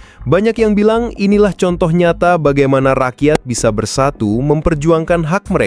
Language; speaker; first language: Indonesian; native; Indonesian